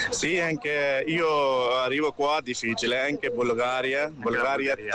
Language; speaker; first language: Italian; non-native, learner; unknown